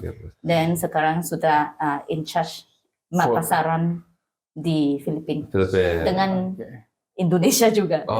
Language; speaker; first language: Indonesian; non-native, learner; Malay